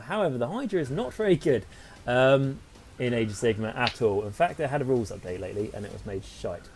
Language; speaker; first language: English; native; English